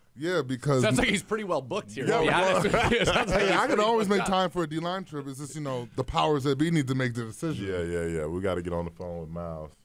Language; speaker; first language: English; native; English